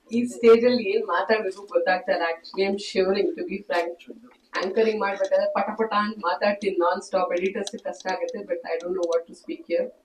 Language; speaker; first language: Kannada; native; Kannada